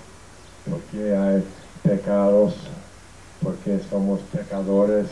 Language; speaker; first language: Spanish; non-native, fluent; English